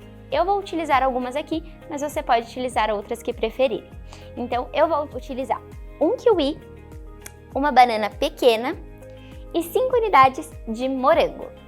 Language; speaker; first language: Portuguese; native; Portuguese